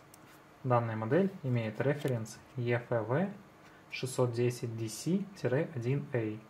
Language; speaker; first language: Russian; native; Russian